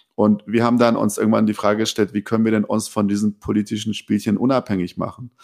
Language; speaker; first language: German; early bilingual, other home language; Persian